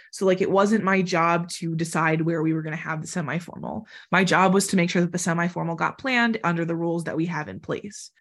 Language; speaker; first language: English; native; English